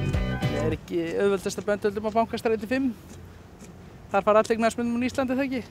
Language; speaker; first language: Icelandic; native; Icelandic